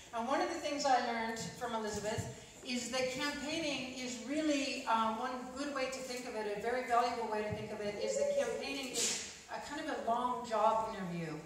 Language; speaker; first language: English; native; English